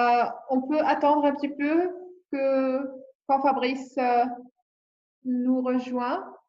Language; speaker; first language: French; non-native, learner; English